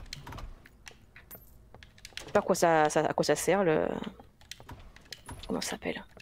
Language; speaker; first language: French; native; French